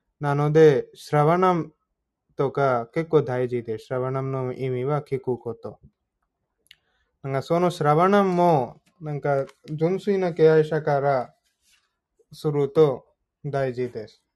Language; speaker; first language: Japanese; non-native, fluent; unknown